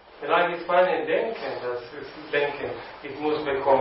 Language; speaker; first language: German; non-native, learner; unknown